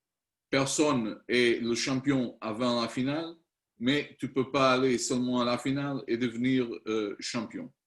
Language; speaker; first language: French; non-native, learner; Spanish